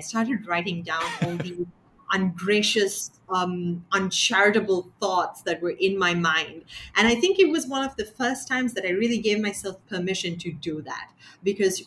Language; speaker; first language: English; non-native, local second language; Sinhala